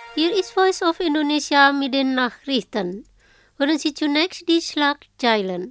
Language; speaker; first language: German; non-native, fluent; Indonesian